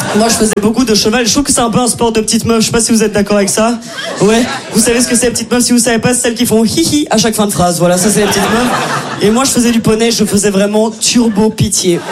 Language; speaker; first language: French; native; French